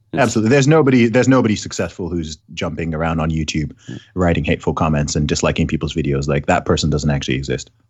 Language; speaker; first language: English; early bilingual, other home language; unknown